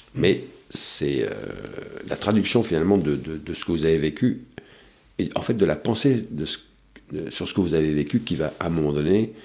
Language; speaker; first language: French; native; French